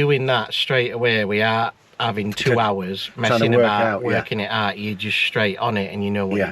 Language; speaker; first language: English; native; English